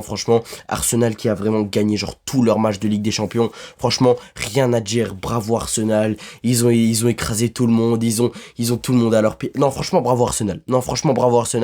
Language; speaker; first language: French; native; French